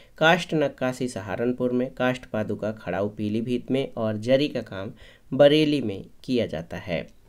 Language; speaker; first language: Hindi; native; Hindi